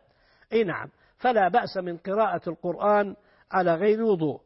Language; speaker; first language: Arabic; native; Arabic